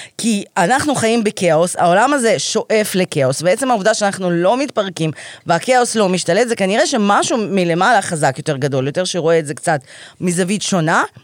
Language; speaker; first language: Hebrew; native; Hebrew